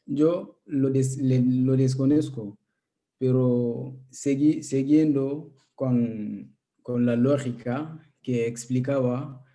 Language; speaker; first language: Spanish; non-native, learner; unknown